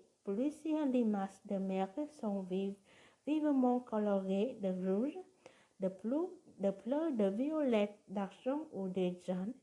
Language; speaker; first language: French; non-native, learner; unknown